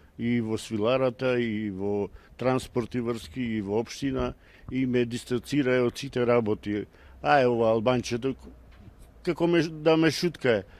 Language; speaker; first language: Macedonian; native; Macedonian